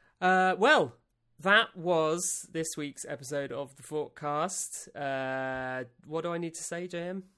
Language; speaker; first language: English; native; English